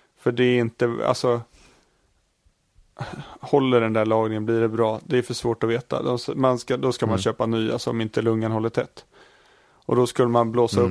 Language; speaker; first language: Swedish; native; Swedish